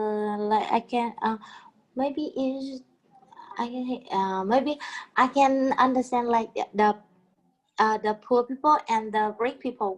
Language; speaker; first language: English; non-native, learner; Vietnamese